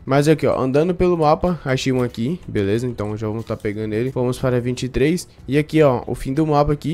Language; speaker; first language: Portuguese; native; Portuguese